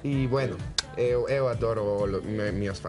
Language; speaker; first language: Portuguese; non-native, learner; Spanish